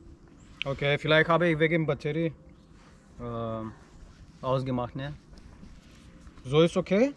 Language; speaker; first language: German; non-native, learner; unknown